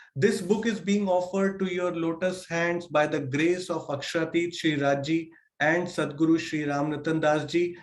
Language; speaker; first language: English; non-native, local second language; Hindi